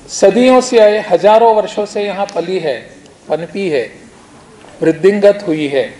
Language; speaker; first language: Hindi; non-native, local second language; Konkani